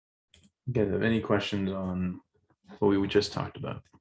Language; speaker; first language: English; native; English